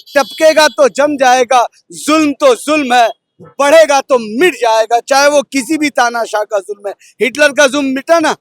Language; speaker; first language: Hindi; non-native, local second language; Bangla